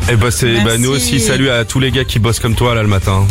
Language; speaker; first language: French; native; French